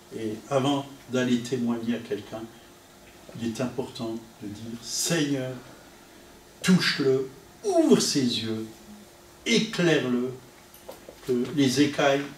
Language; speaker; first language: French; non-native, fluent; Italian